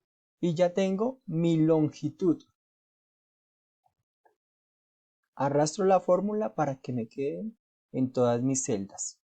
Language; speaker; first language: Spanish; native; Spanish